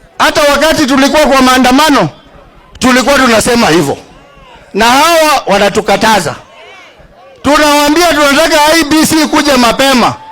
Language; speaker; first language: Swahili; native; Swahili